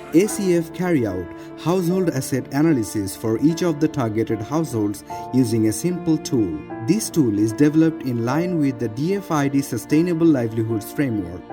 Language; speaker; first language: English; non-native, local second language; Bangla